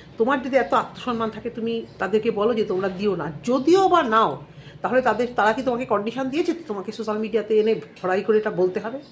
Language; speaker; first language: Bangla; native; Bangla